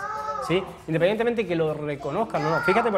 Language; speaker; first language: Spanish; native; Spanish